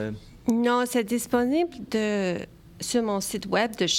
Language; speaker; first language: French; early bilingual, other home language; Romanian